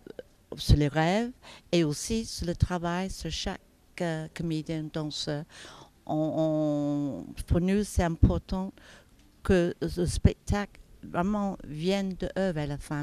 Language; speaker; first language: French; non-native, fluent; English